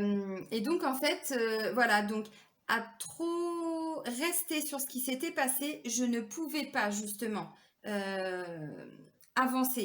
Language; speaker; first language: French; native; French